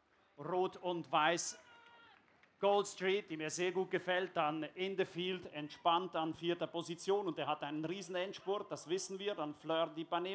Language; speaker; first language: German; native; German